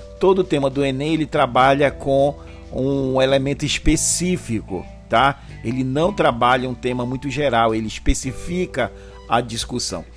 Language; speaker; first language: Portuguese; native; Portuguese